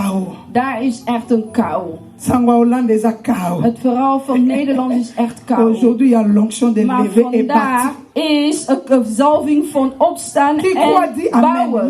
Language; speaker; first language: Dutch; non-native, learner; Lingala